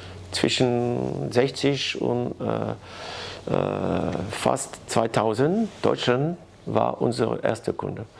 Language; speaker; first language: German; non-native, learner; French